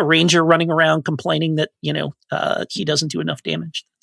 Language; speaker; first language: English; native; English